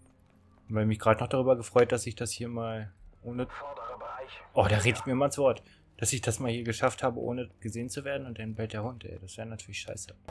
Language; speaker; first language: German; native; German